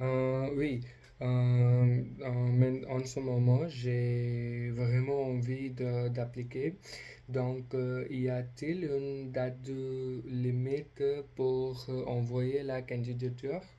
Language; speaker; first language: French; non-native, learner; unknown